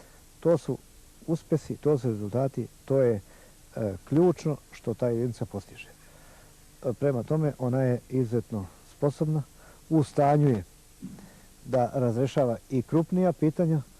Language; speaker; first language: Bosnian; native; Bosnian